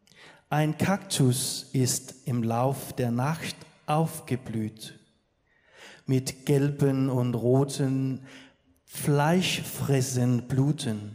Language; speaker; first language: German; non-native, learner; Danish